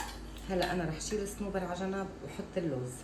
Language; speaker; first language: Arabic; native; Arabic